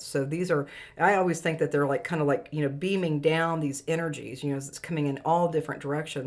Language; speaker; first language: English; native; English